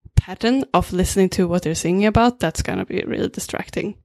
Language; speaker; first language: English; non-native, fluent; Swedish